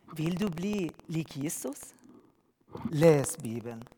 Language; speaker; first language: Swedish; non-native, learner; Arabic